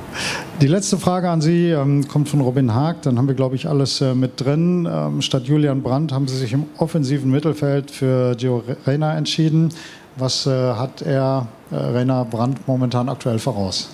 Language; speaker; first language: German; native; German